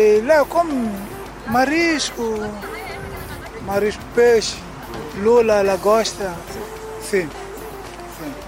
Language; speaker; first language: Portuguese; non-native, local second language; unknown